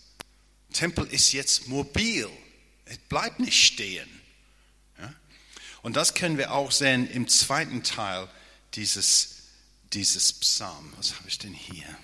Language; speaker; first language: German; non-native, fluent; English